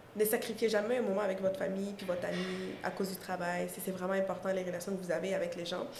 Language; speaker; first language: French; non-native, local second language; Mossi